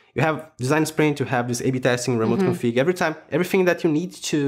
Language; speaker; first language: English; non-native, fluent; Portuguese